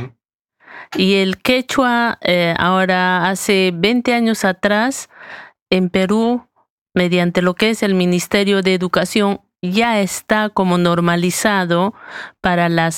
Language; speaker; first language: Spanish; native; Spanish